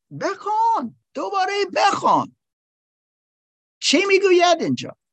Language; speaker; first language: Persian; non-native, learner; English